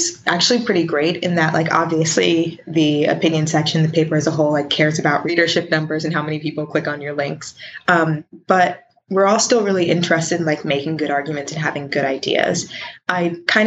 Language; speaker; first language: English; native; English